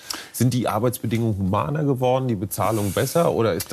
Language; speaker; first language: German; native; German